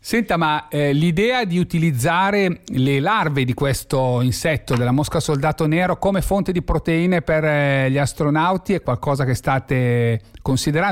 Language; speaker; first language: Italian; native; Italian